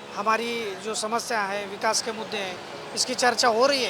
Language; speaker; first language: Hindi; non-native, local second language; Marathi